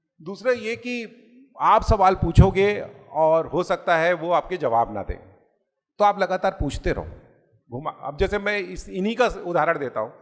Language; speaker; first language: Hindi; native; Hindi